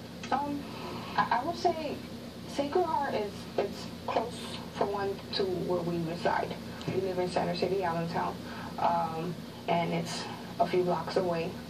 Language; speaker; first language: English; early bilingual, other home language; Spanish